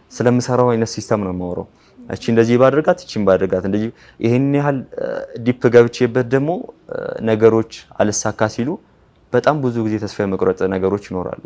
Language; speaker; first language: Amharic; non-native, local second language; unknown